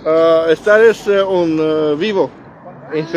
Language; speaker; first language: Spanish; non-native, learner; Bulgarian